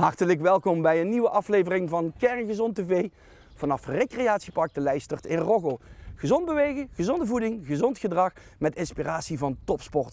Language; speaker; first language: Dutch; native; Dutch